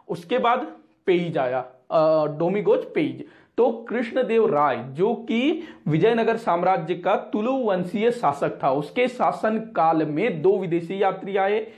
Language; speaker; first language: Hindi; non-native, local second language; Marathi